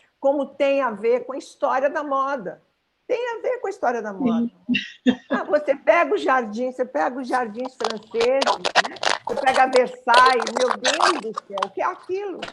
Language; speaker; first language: Portuguese; native; Portuguese